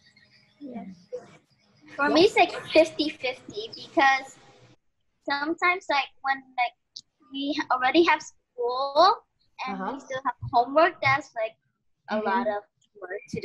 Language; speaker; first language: English; non-native, learner; Vietnamese